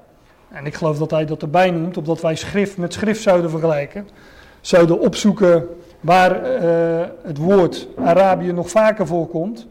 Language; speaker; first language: Dutch; native; Dutch